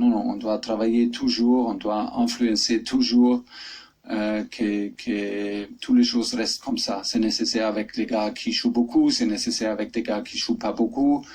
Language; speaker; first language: French; non-native, fluent; German